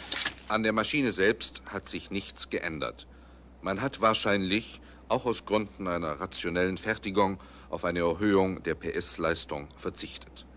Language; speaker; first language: German; native; German